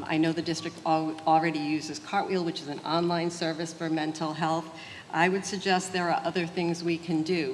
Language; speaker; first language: English; early bilingual, other home language; Portuguese